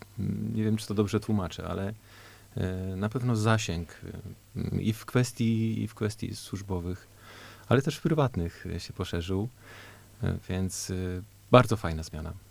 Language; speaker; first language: Polish; early bilingual, heritage; Polish